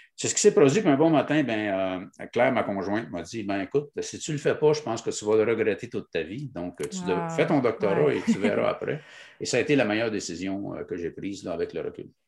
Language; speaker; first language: French; native; French